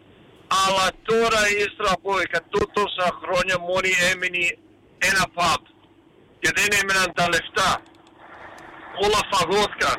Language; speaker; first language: Greek; early bilingual, heritage; Greek